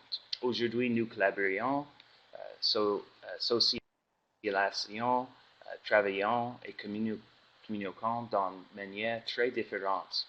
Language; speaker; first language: French; non-native, learner; English